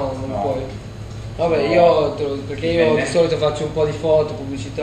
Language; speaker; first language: Italian; native; Italian